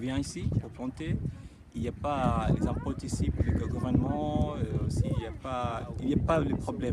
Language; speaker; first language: French; non-native, learner; Swahili